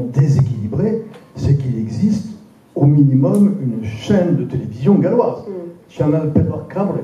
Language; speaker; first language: French; native; French